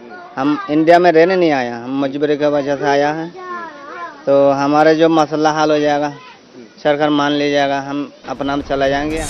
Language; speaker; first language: Hindi; non-native, fluent; Rohingya